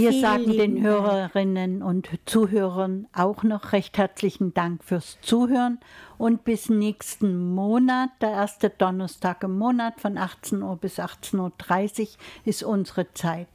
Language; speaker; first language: German; native; German